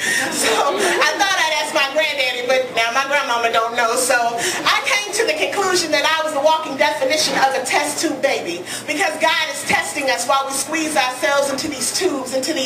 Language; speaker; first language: English; native; English